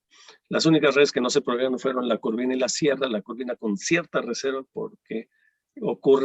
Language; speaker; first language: Spanish; native; Spanish